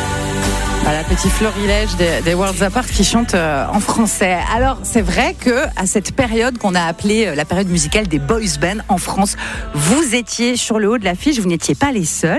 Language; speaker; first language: French; native; French